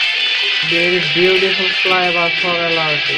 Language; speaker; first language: English; non-native, local second language; Bangla